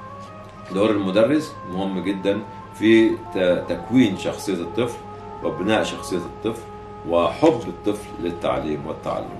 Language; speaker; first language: Arabic; native; Arabic